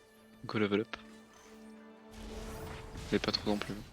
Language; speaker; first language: French; native; French